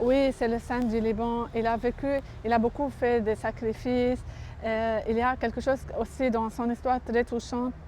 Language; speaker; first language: French; non-native, local second language; Arabic